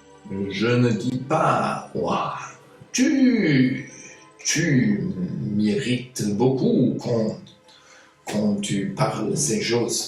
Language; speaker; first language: French; non-native, fluent; German